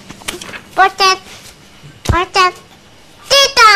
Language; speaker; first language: Indonesian; native; Indonesian